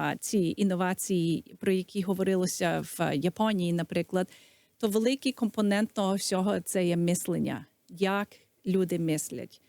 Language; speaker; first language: Ukrainian; early bilingual, heritage; Ukrainian